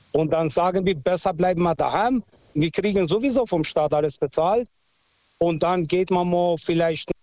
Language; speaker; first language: German; non-native, local second language; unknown